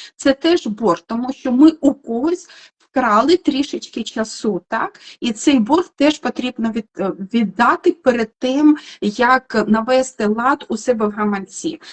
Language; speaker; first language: Ukrainian; non-native, local second language; Russian